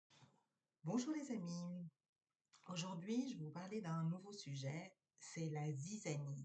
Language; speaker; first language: French; native; French